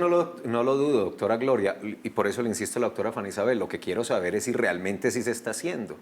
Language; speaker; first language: Spanish; native; Spanish